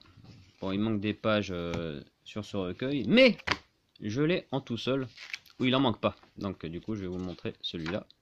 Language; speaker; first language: French; native; French